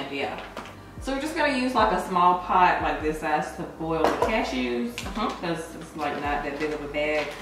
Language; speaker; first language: English; native; English